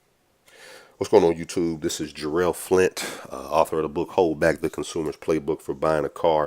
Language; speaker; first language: English; native; English